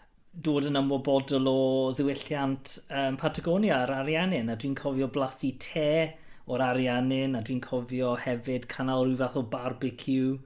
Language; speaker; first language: Welsh; non-native, local second language; English